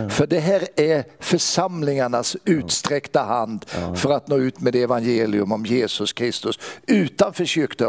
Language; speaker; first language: Swedish; native; Swedish